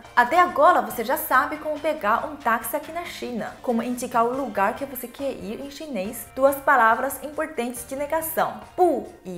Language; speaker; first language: Portuguese; non-native, fluent; Chinese